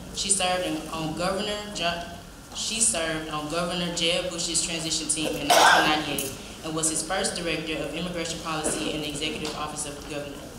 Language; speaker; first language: English; native; English